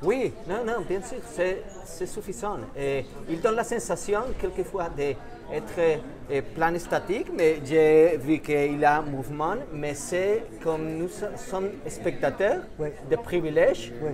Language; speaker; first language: French; non-native, fluent; Spanish